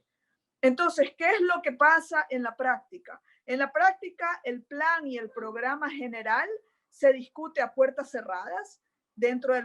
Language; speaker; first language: Spanish; native; Spanish